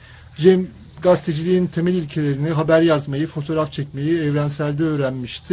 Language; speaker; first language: Turkish; native; Turkish